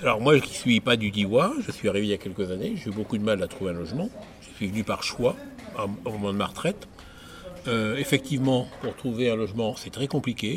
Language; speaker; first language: French; native; French